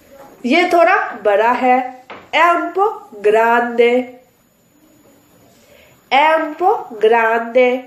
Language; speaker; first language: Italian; non-native, fluent; Urdu